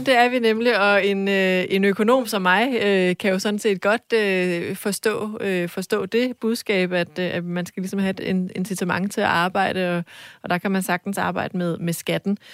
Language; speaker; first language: Danish; early bilingual, other home language; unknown